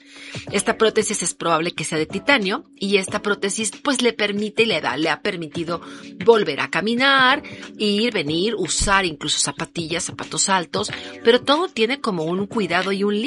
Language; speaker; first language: Spanish; native; Spanish